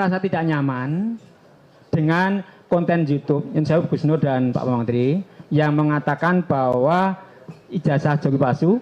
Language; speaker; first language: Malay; non-native, local second language; Javanese